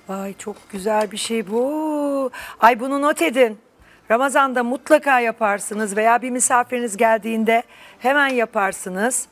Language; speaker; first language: Turkish; native; Turkish